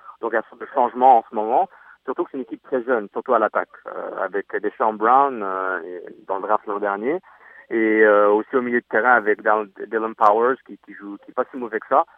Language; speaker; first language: French; native; French